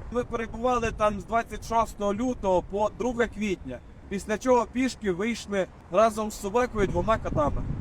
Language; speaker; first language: Ukrainian; non-native, local second language; Russian